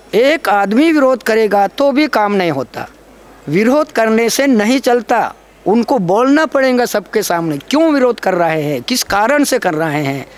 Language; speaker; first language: Hindi; non-native, local second language; Gondi